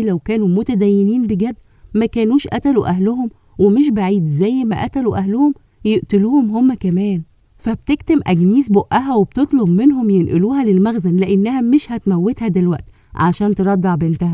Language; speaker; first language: Arabic; native; Arabic